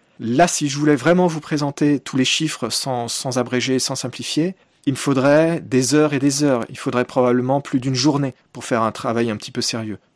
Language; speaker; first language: French; native; French